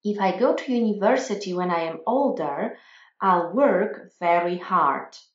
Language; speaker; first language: English; non-native, fluent; Polish